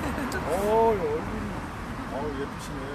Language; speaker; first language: Korean; native; Korean